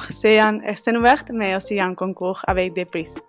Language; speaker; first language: French; non-native, fluent; Spanish